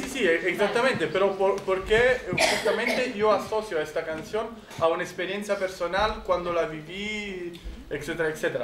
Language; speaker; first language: Spanish; non-native, fluent; Italian